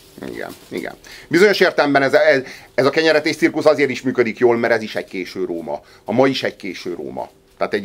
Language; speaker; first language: Hungarian; native; Hungarian